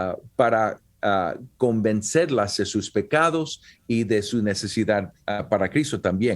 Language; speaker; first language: Spanish; early bilingual, heritage; Spanish